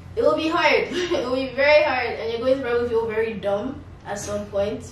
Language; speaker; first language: English; non-native, local second language; Yoruba